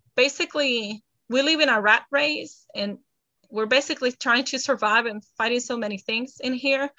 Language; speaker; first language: English; non-native, fluent; Spanish